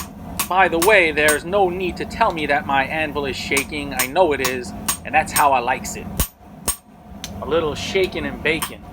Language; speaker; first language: English; native; English